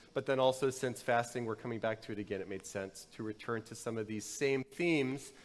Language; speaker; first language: English; native; English